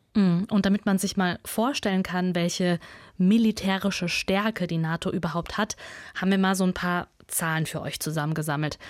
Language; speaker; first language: German; early bilingual, other home language; Russian